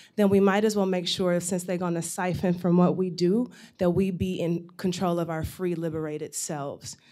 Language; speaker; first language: English; native; English